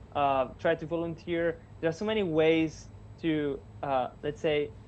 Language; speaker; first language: English; non-native, fluent; Italian